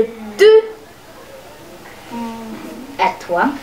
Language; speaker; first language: French; non-native, local second language; Kinyarwanda